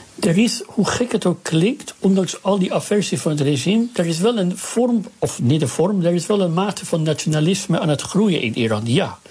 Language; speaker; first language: Dutch; early bilingual, other home language; Persian